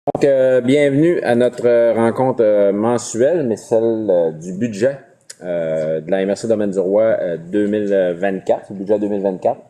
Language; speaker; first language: French; native; French